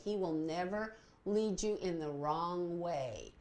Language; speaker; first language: English; native; English